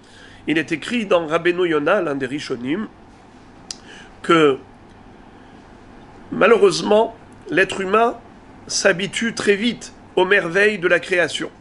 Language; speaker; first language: French; native; French